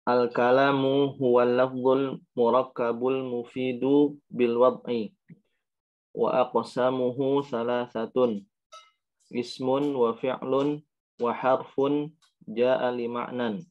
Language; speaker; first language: Arabic; non-native, learner; Indonesian